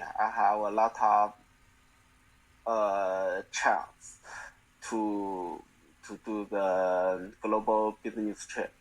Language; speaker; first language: English; non-native, learner; Chinese